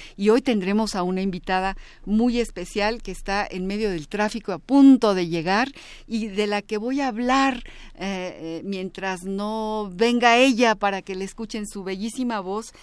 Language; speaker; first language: Spanish; native; Spanish